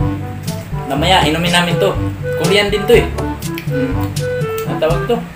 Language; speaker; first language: Filipino; non-native, local second language; Cebuano